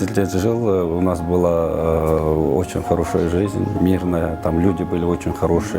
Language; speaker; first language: Russian; non-native, local second language; Kyrgyz